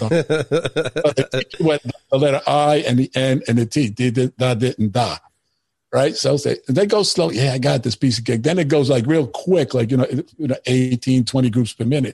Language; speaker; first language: English; early bilingual, other home language; Spanish